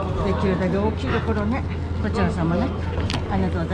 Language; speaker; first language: Japanese; native; Japanese